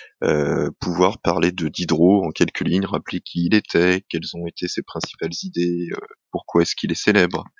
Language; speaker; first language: French; native; French